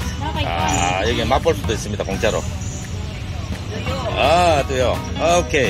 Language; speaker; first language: Korean; native; Korean